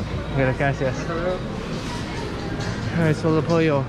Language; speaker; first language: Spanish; non-native, fluent; English